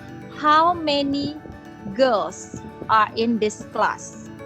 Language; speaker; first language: English; non-native, fluent; Indonesian